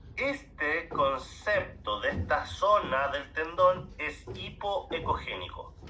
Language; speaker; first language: Spanish; native; Spanish